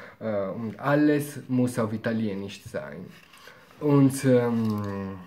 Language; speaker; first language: German; non-native, fluent; Italian